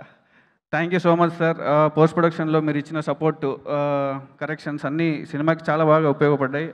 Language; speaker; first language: Telugu; native; Telugu